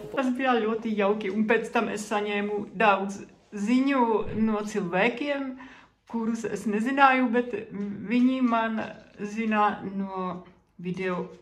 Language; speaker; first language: Latvian; non-native, fluent; Czech